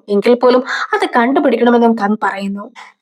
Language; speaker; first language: Malayalam; native; Malayalam